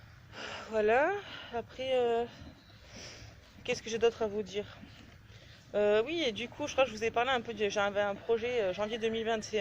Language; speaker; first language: French; native; French